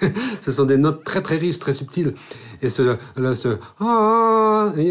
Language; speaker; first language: French; non-native, local second language; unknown